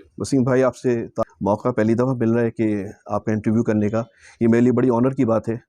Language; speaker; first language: Urdu; native; Urdu